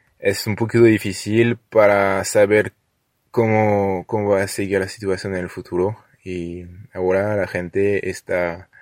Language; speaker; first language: Spanish; non-native, learner; French